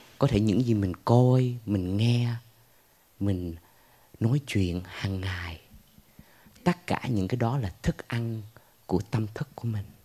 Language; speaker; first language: Vietnamese; early bilingual, heritage; Vietnamese